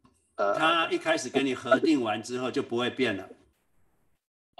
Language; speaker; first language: Chinese; native; Chinese